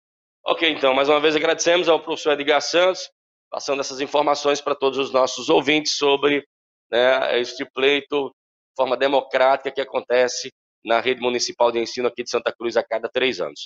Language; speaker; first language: Portuguese; native; Portuguese